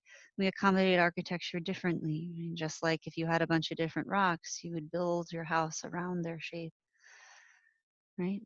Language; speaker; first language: English; native; English